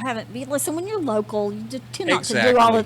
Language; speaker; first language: English; native; English